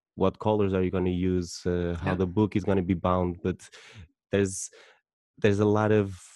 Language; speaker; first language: English; non-native, fluent; Portuguese